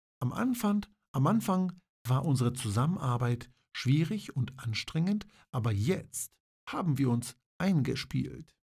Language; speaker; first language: German; non-native, fluent; Polish